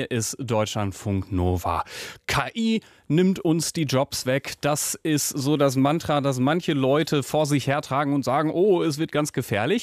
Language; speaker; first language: German; native; German